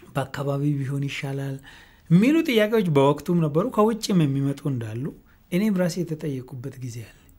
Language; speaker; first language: Amharic; non-native, local second language; Oromo